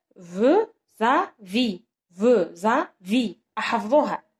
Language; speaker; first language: French; non-native, local second language; Arabic